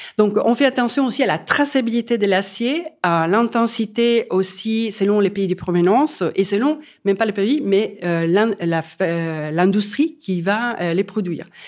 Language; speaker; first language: French; non-native, fluent; Italian